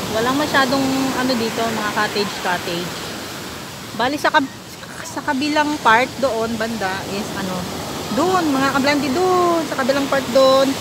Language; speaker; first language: Filipino; native; Filipino